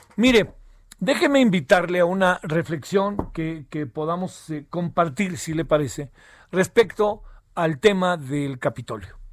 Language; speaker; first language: Spanish; native; Spanish